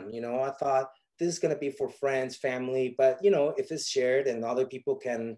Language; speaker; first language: English; non-native, fluent; Spanish